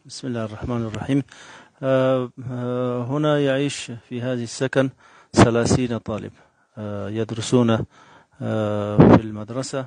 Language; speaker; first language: Arabic; non-native, fluent; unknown